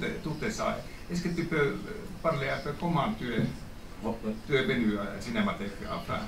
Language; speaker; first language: French; non-native, fluent; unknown